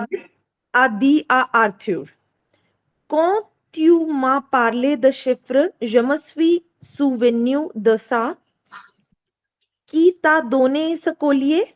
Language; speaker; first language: French; non-native, learner; Hindi